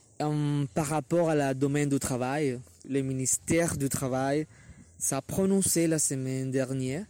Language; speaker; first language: French; non-native, learner; Spanish